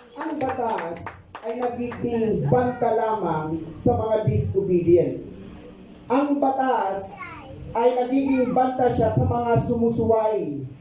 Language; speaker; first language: Filipino; non-native, local second language; Pampanga